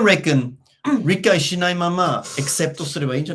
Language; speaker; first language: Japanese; non-native, fluent; English